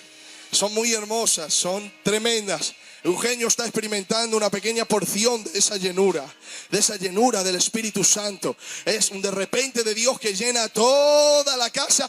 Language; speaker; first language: Spanish; native; Spanish